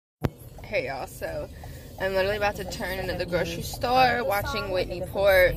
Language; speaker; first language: English; native; English